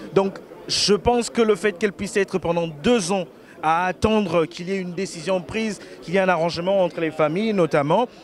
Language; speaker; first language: French; non-native, local second language; Lingala